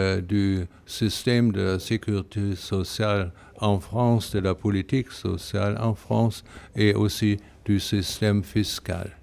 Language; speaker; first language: French; non-native, fluent; German